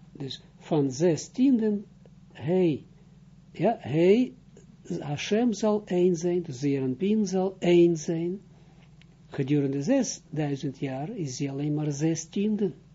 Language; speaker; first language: Dutch; non-native, fluent; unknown